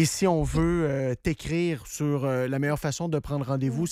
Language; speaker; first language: French; native; French